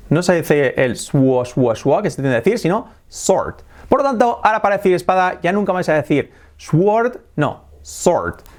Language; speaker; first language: Spanish; native; Spanish